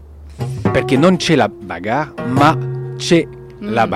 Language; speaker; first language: Italian; non-native, learner; French